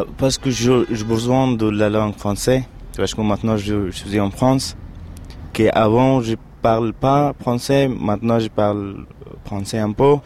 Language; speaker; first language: French; non-native, learner; Persian